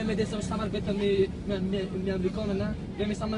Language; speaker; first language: Swedish; non-native, learner; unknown